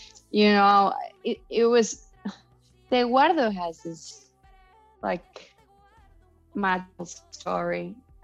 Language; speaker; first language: English; non-native, learner; Spanish